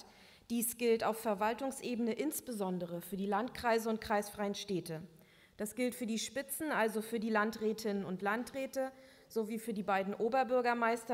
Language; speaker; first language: German; native; German